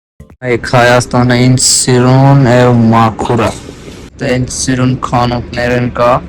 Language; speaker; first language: Armenian; non-native, learner; Hindi